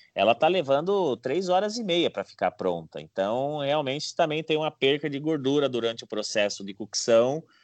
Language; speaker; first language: Portuguese; native; Portuguese